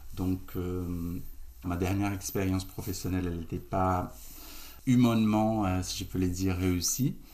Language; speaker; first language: French; non-native, fluent; Portuguese